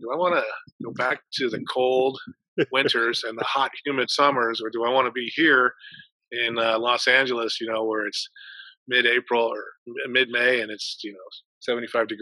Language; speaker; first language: English; native; English